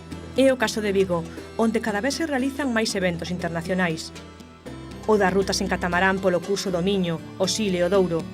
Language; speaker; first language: Galician; native; Galician